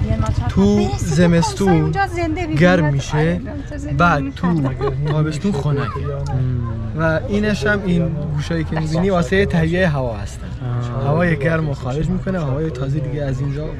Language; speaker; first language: Persian; non-native, local second language; Kurdish